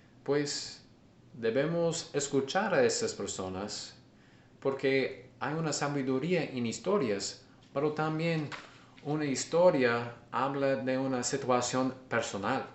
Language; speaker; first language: Spanish; non-native, learner; English